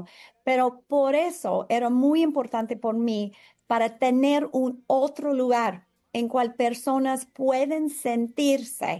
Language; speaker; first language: Spanish; non-native, fluent; English